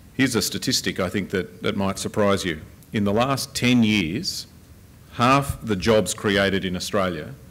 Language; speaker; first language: English; native; English